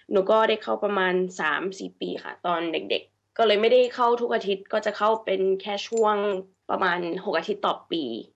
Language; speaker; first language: Thai; early bilingual, heritage; Thai